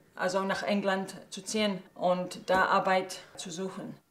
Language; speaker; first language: German; early bilingual, heritage; English